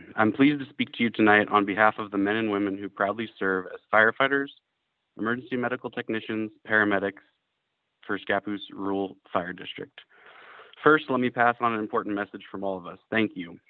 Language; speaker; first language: English; native; English